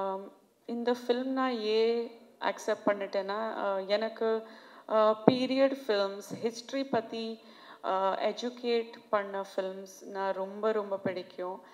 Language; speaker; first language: Tamil; non-native, fluent; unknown